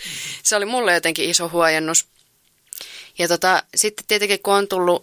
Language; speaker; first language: Finnish; native; Finnish